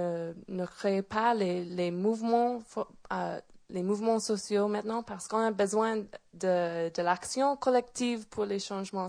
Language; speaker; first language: French; non-native, fluent; English